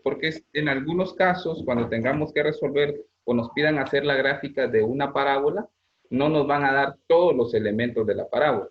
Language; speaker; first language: Spanish; native; Spanish